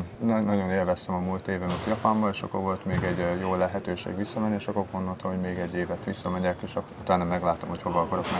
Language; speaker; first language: Hungarian; early bilingual, heritage; Hungarian